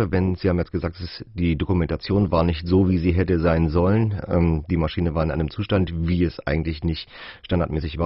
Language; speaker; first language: German; native; German